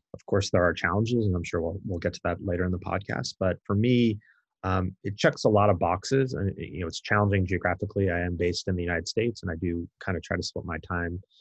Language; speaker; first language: English; native; English